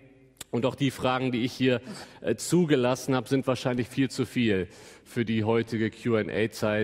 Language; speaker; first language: German; native; German